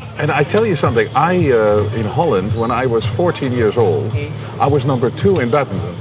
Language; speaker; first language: English; non-native, fluent; Dutch